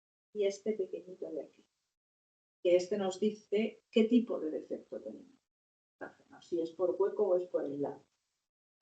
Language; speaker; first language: Spanish; native; Spanish